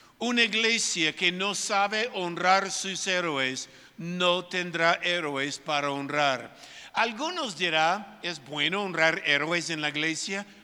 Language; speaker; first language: Spanish; non-native, fluent; English